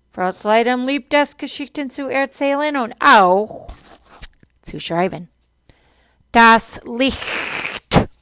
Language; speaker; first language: German; non-native, fluent; English